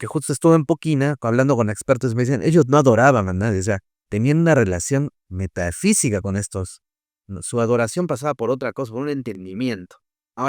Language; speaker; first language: Spanish; native; Spanish